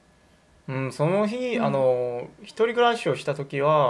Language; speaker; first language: Japanese; non-native, fluent; Korean